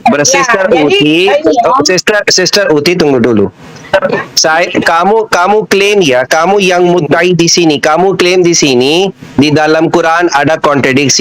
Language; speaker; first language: Indonesian; non-native, learner; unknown